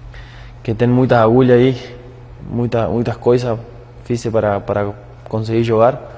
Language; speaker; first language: Portuguese; non-native, learner; Spanish